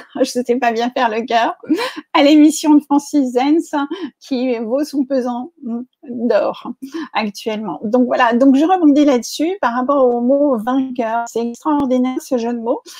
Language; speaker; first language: French; native; French